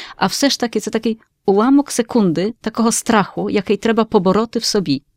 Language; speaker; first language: Ukrainian; early bilingual, heritage; Ukrainian